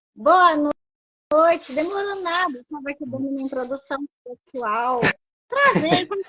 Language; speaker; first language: Portuguese; native; Portuguese